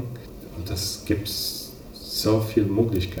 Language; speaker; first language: German; non-native, fluent; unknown